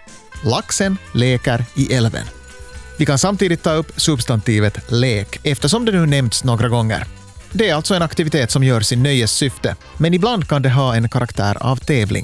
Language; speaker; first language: Swedish; native; Swedish